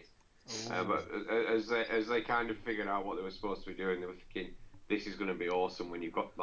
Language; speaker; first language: English; native; English